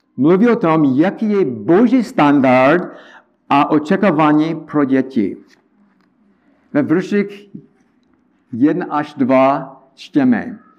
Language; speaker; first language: Czech; non-native, learner; English